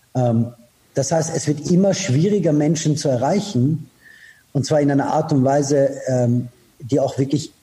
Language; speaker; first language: German; non-native, fluent; Persian